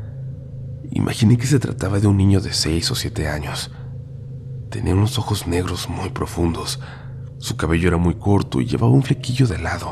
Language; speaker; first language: Spanish; native; Spanish